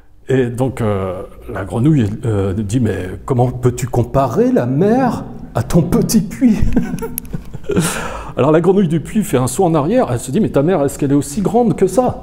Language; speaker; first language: French; native; French